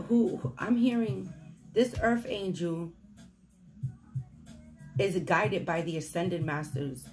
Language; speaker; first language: English; native; English